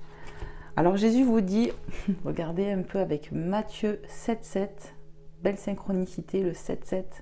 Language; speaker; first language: French; native; French